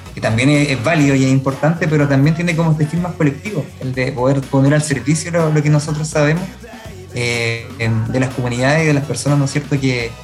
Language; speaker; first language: Spanish; native; Spanish